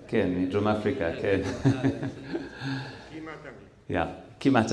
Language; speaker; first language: Hebrew; non-native, fluent; English